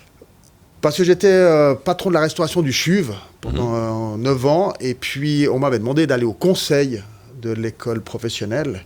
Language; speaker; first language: French; native; French